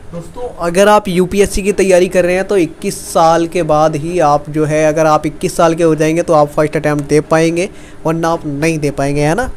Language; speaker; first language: Hindi; native; Hindi